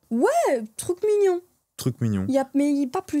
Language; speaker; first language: French; native; French